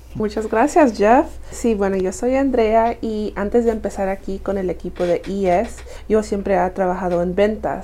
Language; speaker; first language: Spanish; early bilingual, heritage; Spanish